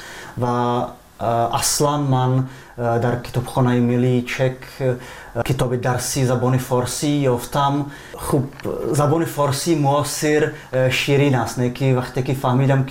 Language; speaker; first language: Persian; non-native, fluent; Czech